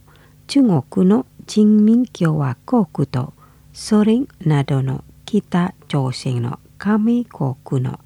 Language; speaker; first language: Japanese; non-native, fluent; Indonesian